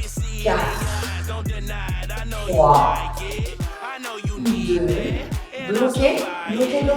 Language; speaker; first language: French; native; French